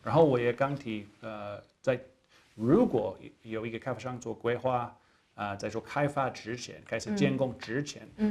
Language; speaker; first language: Chinese; non-native, fluent; English